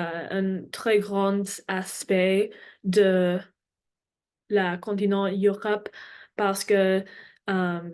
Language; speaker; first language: French; non-native, learner; English